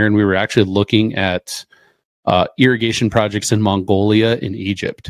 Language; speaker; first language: English; native; English